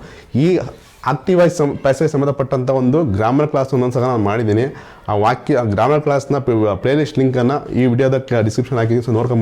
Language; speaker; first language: Kannada; native; Kannada